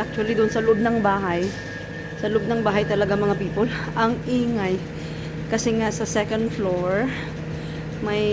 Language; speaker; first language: Filipino; native; Filipino